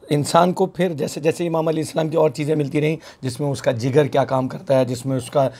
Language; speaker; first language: Urdu; native; Urdu